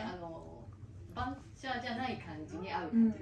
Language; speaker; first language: Japanese; native; Japanese